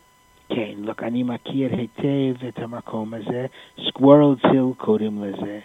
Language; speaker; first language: Hebrew; non-native, fluent; English